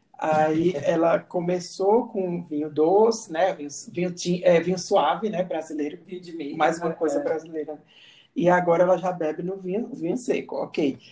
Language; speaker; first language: Portuguese; native; Portuguese